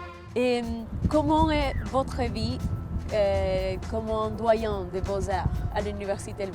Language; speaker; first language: French; non-native, fluent; Spanish